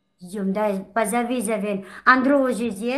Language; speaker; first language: Russian; non-native, learner; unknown